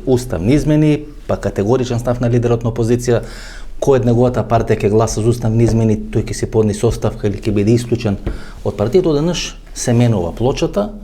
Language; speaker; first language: Macedonian; native; Macedonian